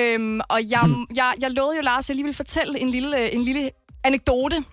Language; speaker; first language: Danish; native; Danish